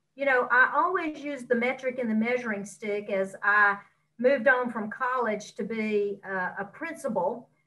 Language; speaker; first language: English; native; English